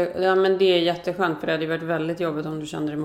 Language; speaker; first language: Swedish; native; Swedish